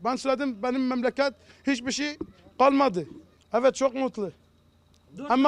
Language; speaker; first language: Turkish; non-native, learner; Arabic